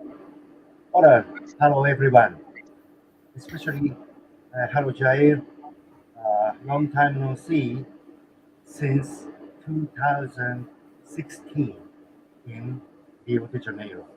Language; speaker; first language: English; non-native, learner; Japanese